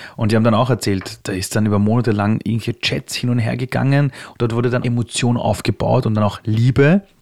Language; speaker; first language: German; early bilingual, other home language; Persian